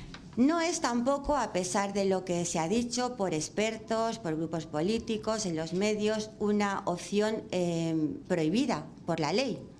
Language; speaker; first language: Spanish; native; Spanish